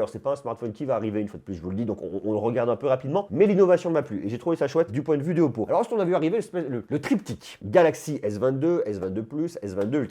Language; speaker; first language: French; native; French